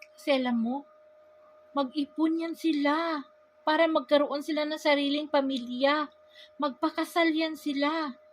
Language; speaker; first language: Filipino; non-native, local second language; Cebuano